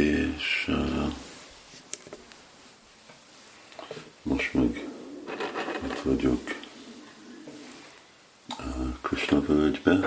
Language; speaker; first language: Hungarian; non-native, fluent; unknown